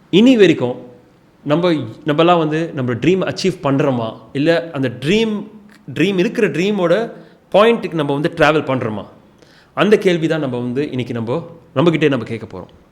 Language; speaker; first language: Tamil; early bilingual, heritage; Tamil